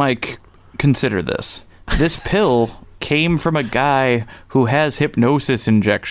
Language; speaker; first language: English; native; English